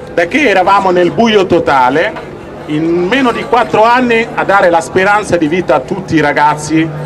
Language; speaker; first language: Italian; non-native, fluent; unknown